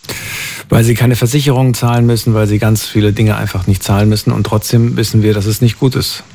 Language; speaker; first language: German; native; German